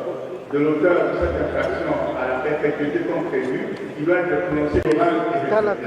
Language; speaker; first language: French; native; French